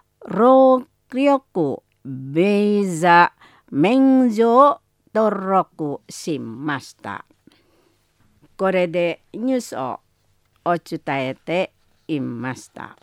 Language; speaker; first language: Japanese; non-native, learner; Indonesian